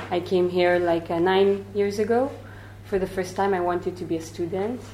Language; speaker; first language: English; non-native, fluent; Hebrew